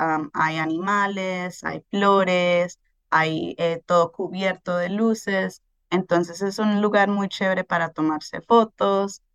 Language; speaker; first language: Spanish; early bilingual, heritage; Spanish